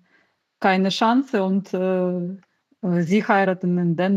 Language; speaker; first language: German; non-native, learner; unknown